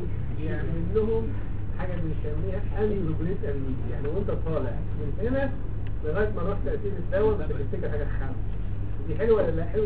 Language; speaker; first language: Arabic; native; Arabic